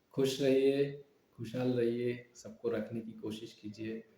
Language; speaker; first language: Hindi; non-native, local second language; Bangla